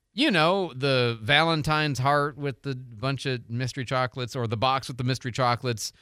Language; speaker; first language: English; native; English